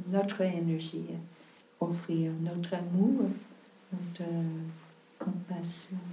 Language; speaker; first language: French; non-native, fluent; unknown